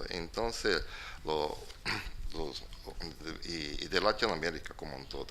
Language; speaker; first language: Spanish; non-native, fluent; Portuguese